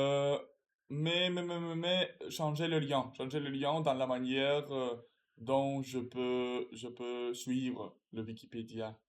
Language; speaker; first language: French; non-native, learner; Russian